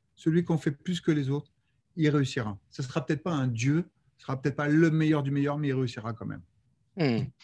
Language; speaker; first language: French; native; French